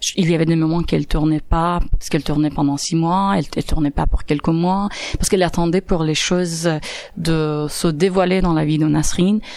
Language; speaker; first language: French; non-native, fluent; Persian